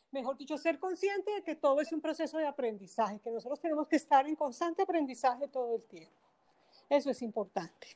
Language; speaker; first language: Spanish; native; Spanish